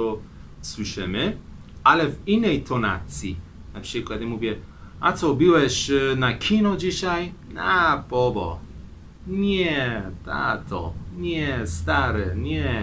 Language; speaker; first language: Polish; non-native, fluent; Persian